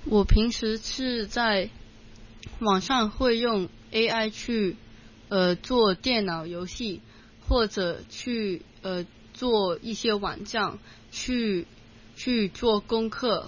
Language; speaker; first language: Chinese; non-native, local second language; Cantonese